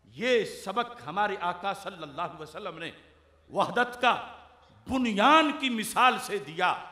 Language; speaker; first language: Urdu; native; Urdu